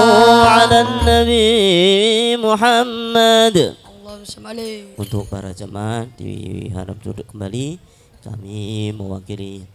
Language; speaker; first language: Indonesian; native; Indonesian